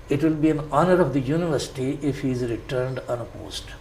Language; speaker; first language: English; non-native, local second language; Urdu